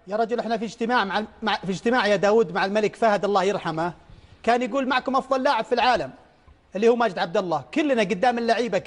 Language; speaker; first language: Arabic; native; Arabic